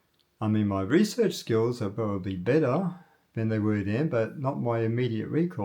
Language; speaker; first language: English; native; English